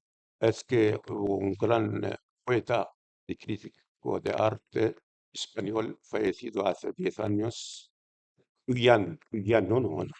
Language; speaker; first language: Spanish; non-native, fluent; Arabic